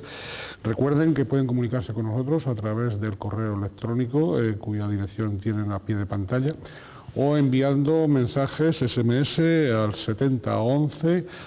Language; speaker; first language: Spanish; native; Spanish